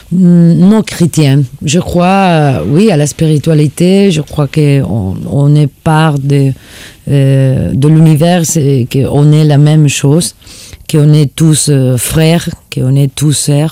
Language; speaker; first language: French; non-native, fluent; Spanish